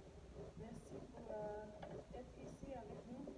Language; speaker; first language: French; non-native, learner; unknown